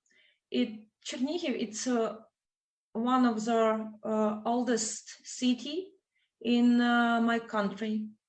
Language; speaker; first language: English; non-native, fluent; Ukrainian